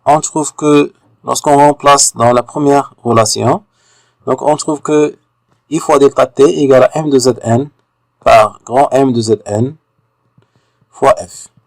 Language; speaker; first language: French; non-native, local second language; Arabic